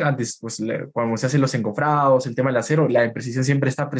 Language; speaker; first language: Spanish; native; Spanish